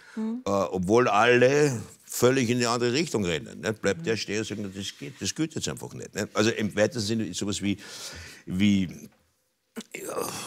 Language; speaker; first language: German; native; German